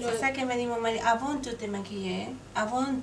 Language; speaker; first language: French; non-native, learner; Spanish